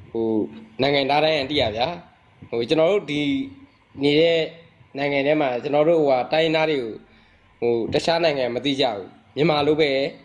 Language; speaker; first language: Burmese; non-native, local second language; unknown